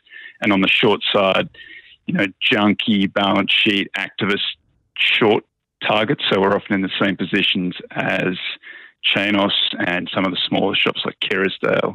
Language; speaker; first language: English; native; English